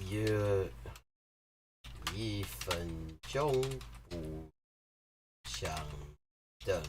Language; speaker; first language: Chinese; non-native, learner; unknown